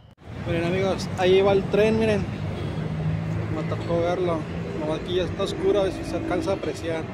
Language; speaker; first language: Spanish; native; Spanish